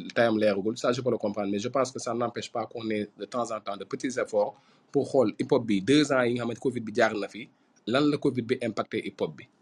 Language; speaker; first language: French; non-native, local second language; Fula